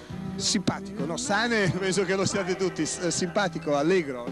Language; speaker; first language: Italian; native; Italian